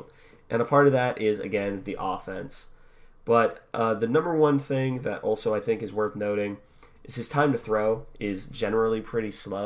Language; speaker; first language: English; native; English